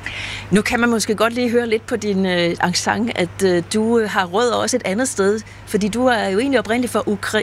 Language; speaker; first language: Danish; native; Danish